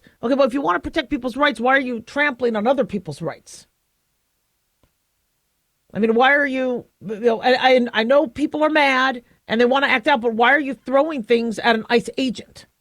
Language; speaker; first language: English; native; English